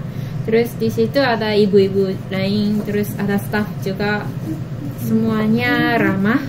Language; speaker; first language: Indonesian; non-native, learner; Japanese